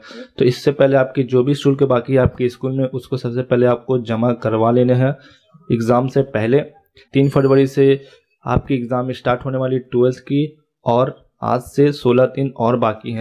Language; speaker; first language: Hindi; native; Hindi